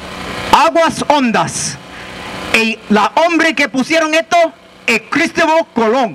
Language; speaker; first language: Spanish; non-native, learner; English